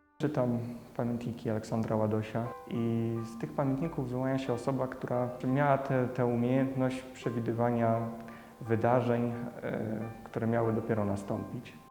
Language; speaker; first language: Polish; native; Polish